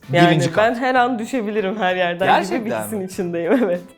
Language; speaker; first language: Turkish; native; Turkish